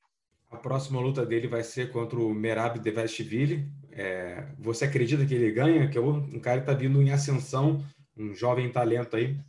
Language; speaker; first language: Portuguese; native; Portuguese